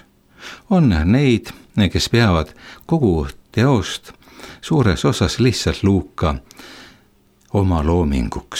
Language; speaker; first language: Estonian; native; Estonian